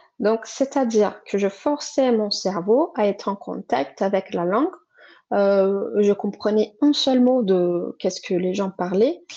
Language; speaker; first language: French; non-native, fluent; Portuguese